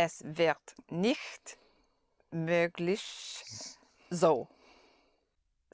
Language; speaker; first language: German; non-native, learner; English